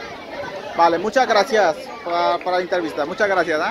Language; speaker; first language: Spanish; non-native, learner; Bangla